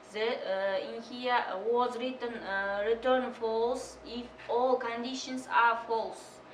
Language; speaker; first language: English; non-native, learner; Kazakh